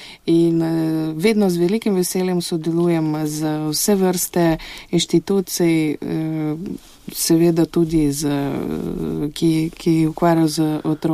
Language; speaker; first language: Slovenian; non-native, fluent; Russian